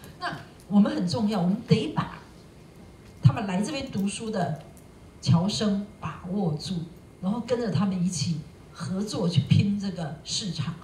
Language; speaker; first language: Chinese; native; Chinese